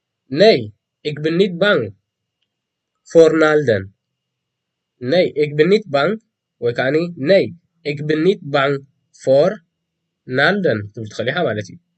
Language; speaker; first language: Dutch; non-native, fluent; Tigrinya